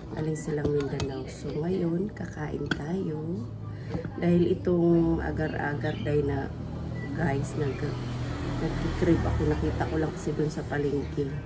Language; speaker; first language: Filipino; non-native, local second language; Cebuano